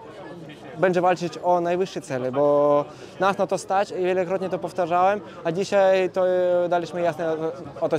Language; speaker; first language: Polish; non-native, fluent; Russian